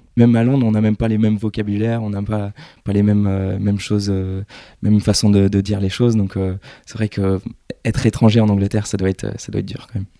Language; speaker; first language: French; early bilingual, other home language; English